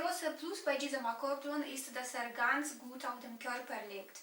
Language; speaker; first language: German; non-native, fluent; Romanian